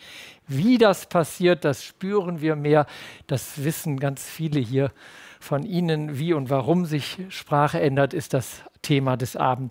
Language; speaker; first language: German; native; German